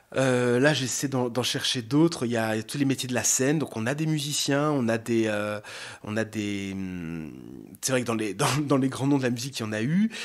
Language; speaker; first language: French; native; French